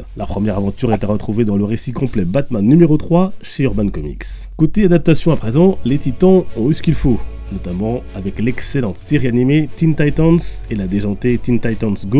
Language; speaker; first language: French; native; French